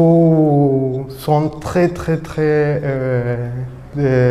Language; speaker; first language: French; non-native, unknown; Spanish